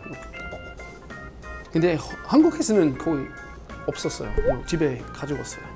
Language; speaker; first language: Korean; non-native, learner; English